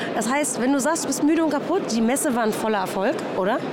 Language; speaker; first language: German; native; German